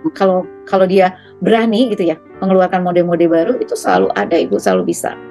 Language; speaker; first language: Indonesian; native; Indonesian